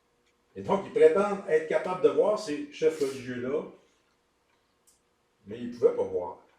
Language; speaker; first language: French; native; French